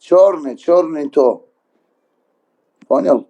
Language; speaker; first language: Russian; non-native, learner; Azerbaijani